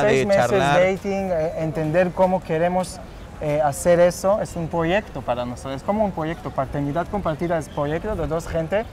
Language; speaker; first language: Spanish; non-native, fluent; Hebrew